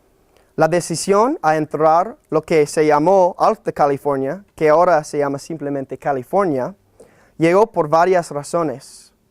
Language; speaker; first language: Spanish; non-native, fluent; English